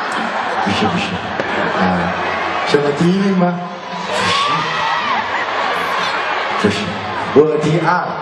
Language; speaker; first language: Chinese; non-native, learner; Korean